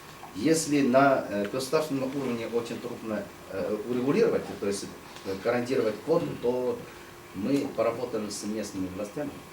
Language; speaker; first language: Russian; non-native, fluent; Chinese